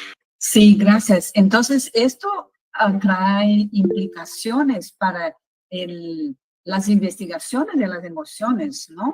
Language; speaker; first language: Spanish; non-native, fluent; Portuguese